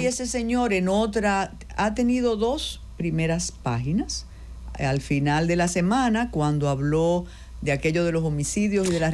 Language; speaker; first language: Spanish; native; Spanish